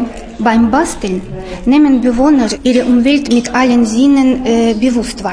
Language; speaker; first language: German; non-native, fluent; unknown